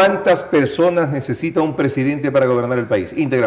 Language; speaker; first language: Spanish; native; Spanish